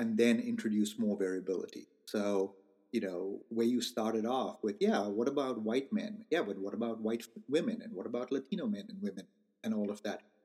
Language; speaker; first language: English; non-native, local second language; Hindi